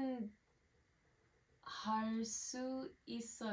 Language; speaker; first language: Korean; non-native, fluent; English